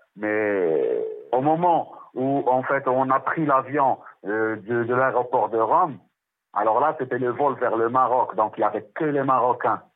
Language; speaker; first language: French; non-native, local second language; Arabic